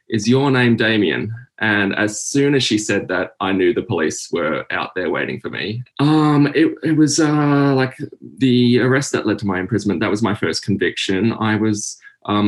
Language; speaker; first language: English; native; English